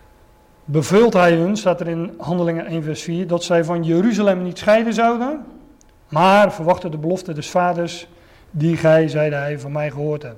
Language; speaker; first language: Dutch; native; Dutch